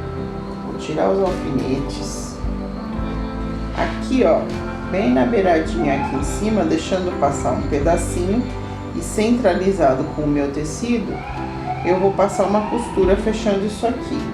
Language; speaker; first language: Portuguese; native; Portuguese